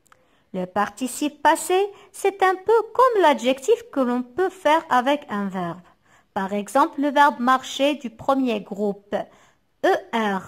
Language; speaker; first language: French; non-native, local second language; Arabic